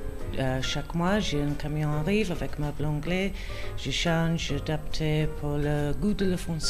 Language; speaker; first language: French; non-native, learner; English